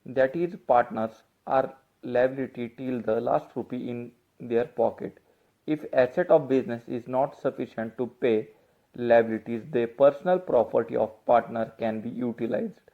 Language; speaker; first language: English; non-native, local second language; Marathi